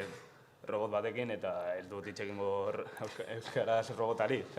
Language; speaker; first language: Basque; non-native, local second language; Spanish